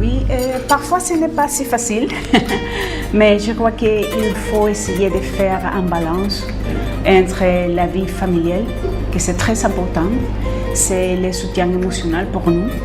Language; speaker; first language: French; non-native, fluent; Spanish